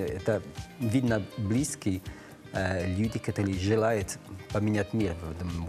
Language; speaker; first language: Russian; non-native, learner; French